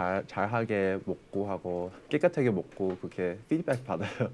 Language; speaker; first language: Korean; early bilingual, heritage; English